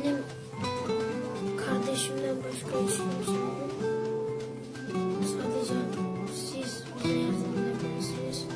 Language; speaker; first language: Turkish; early bilingual, other home language; Uyghur